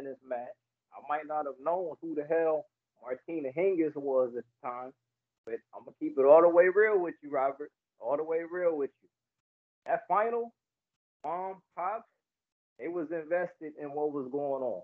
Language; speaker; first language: English; native; English